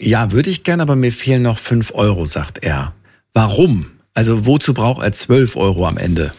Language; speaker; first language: German; native; German